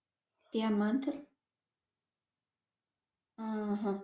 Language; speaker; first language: German; non-native, learner; Macedonian